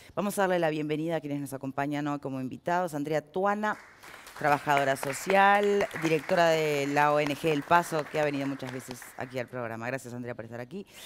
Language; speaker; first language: Spanish; native; Spanish